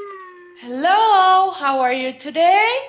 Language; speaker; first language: English; non-native, learner; Spanish